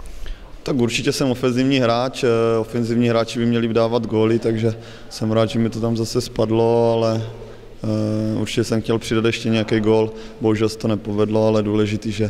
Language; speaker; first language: Czech; native; Czech